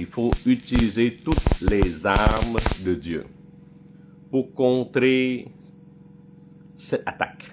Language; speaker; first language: French; non-native, fluent; Khmer